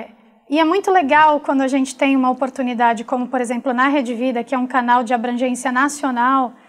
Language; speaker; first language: Portuguese; native; Portuguese